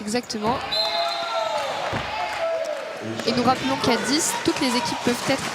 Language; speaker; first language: French; native; French